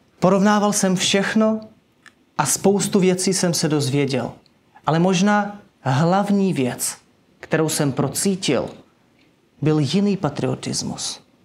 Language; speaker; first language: Czech; non-native, fluent; Russian